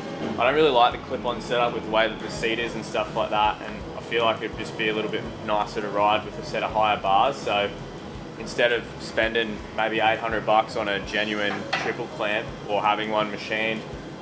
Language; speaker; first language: English; native; English